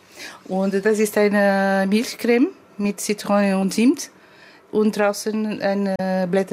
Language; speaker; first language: German; non-native, learner; Portuguese